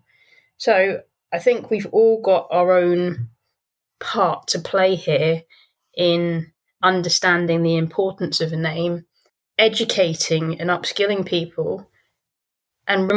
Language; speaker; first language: English; native; English